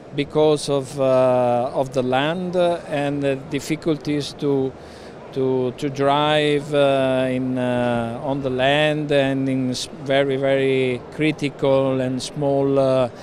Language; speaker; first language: English; non-native, fluent; Italian